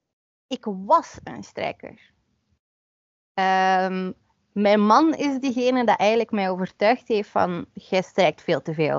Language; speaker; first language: Dutch; native; Dutch